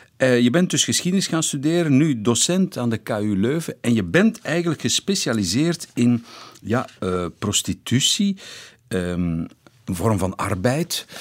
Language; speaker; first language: Dutch; native; Dutch